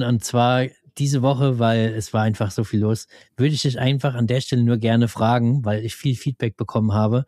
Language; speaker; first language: German; native; German